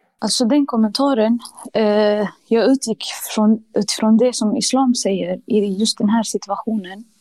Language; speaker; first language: Swedish; early bilingual, other home language; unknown